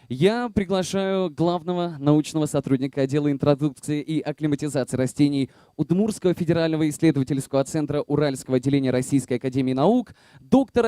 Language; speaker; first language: Russian; native; Russian